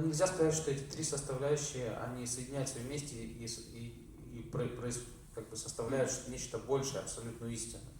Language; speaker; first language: Russian; native; Russian